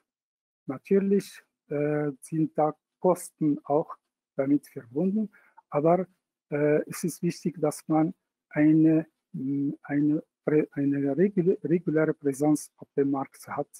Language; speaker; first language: German; non-native, fluent; Arabic